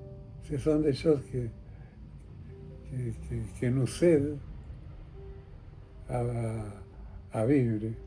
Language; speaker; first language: French; non-native, fluent; Spanish